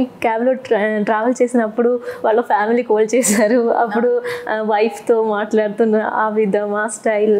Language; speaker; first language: Telugu; non-native, learner; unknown